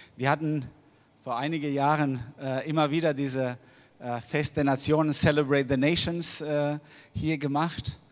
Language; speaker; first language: German; non-native, fluent; Albanian